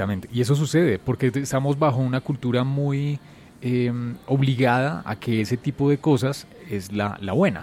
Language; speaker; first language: Spanish; native; Spanish